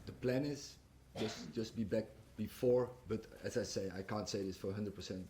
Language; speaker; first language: English; non-native, fluent; Dutch